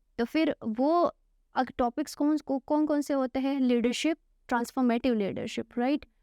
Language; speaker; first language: Urdu; non-native, local second language; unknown